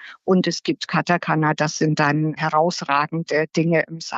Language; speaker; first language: German; native; German